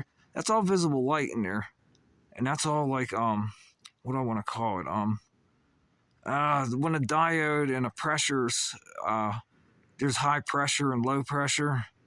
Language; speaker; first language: English; native; English